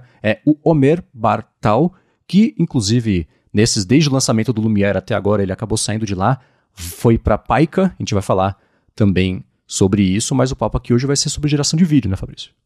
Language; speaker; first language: Portuguese; native; Portuguese